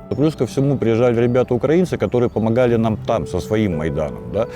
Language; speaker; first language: Russian; native; Russian